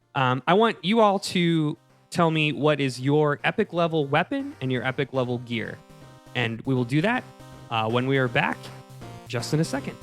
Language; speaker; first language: English; native; English